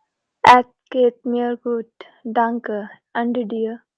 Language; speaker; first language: German; non-native, learner; Hindi